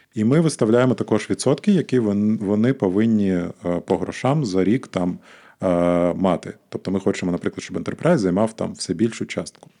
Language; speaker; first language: Ukrainian; non-native, local second language; Russian